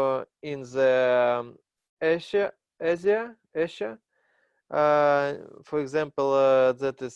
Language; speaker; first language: English; non-native, learner; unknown